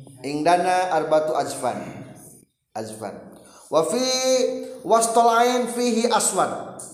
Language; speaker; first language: Arabic; non-native, fluent; Indonesian